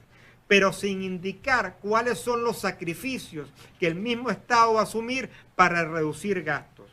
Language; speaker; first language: Spanish; native; Spanish